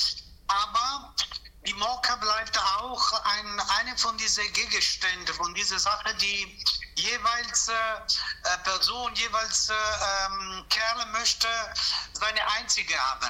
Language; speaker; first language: German; non-native, fluent; Italian